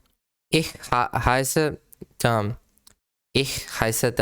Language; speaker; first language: German; non-native, learner; English